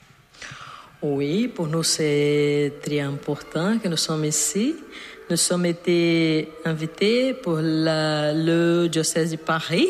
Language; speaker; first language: French; non-native, learner; Portuguese